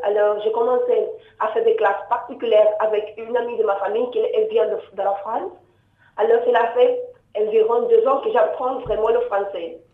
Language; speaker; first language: French; non-native, fluent; Yoruba